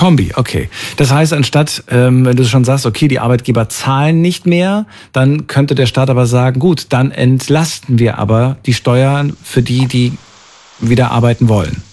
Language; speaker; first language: German; native; German